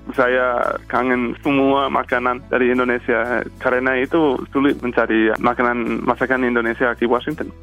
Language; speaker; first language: Indonesian; non-native, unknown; English